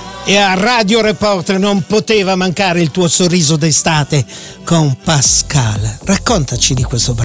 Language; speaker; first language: Italian; native; Italian